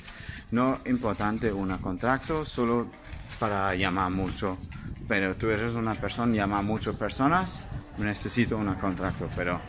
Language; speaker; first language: Spanish; non-native, learner; German